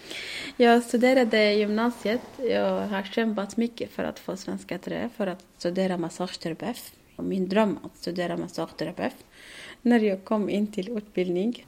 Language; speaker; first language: Swedish; non-native, learner; Arabic